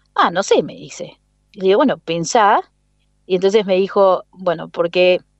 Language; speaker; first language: Spanish; native; Spanish